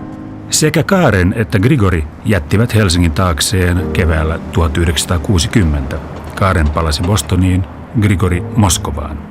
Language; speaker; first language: Finnish; native; Finnish